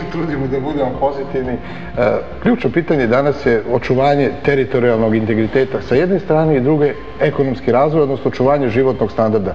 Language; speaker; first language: Serbian; native; Serbian